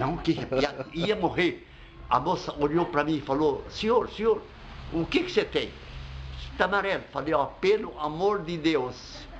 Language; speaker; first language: Portuguese; non-native, fluent; Arabic